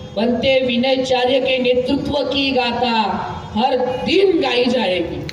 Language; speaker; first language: Hindi; non-native, local second language; Marathi